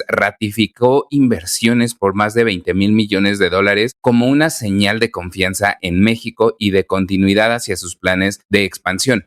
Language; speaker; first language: Spanish; native; Spanish